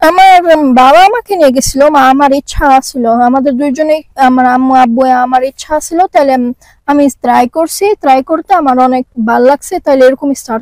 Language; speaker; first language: Bangla; early bilingual, heritage; Bangla